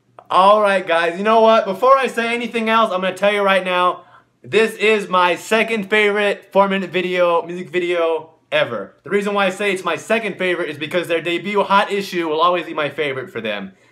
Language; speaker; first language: English; native; English